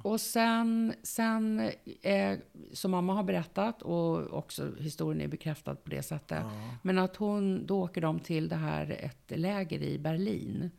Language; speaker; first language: Swedish; native; Swedish